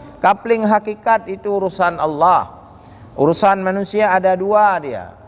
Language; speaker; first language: Malay; non-native, local second language; Achinese